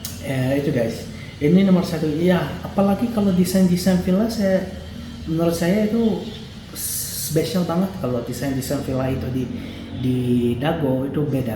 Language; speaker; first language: Indonesian; non-native, fluent; Arabic